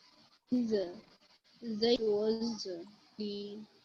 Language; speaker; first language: Chinese; non-native, learner; Urdu